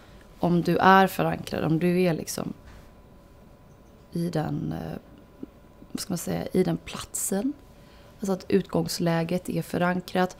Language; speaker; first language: Swedish; native; Swedish